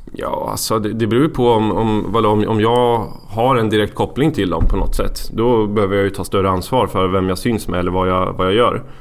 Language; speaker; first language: Swedish; native; Swedish